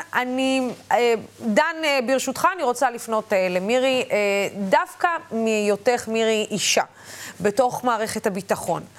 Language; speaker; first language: Hebrew; non-native, local second language; Arabic